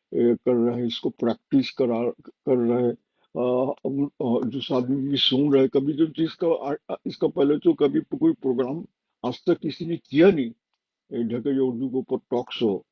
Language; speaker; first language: Hindi; non-native, fluent; Bangla